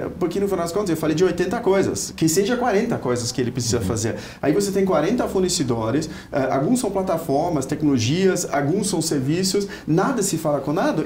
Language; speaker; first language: Portuguese; non-native, fluent; German